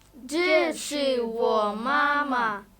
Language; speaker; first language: Chinese; non-native, learner; Kyrgyz